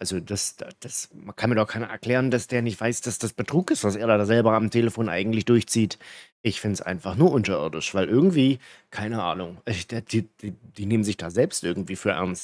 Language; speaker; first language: German; native; German